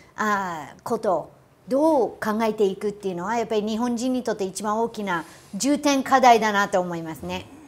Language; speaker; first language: Japanese; non-native, fluent; English